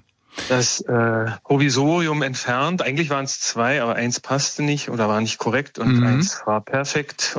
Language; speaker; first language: German; native; German